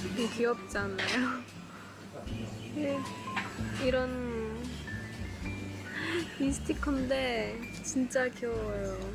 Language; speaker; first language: Korean; non-native, fluent; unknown